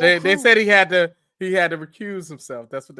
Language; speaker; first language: English; native; English